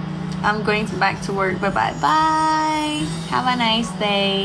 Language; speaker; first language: English; non-native, learner; Thai